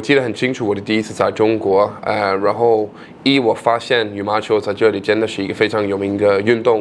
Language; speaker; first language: Chinese; non-native, fluent; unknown